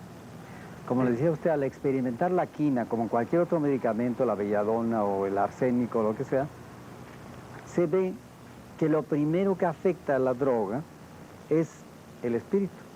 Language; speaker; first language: Spanish; native; Spanish